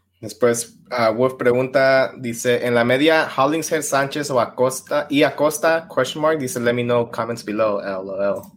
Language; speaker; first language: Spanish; early bilingual, heritage; Spanish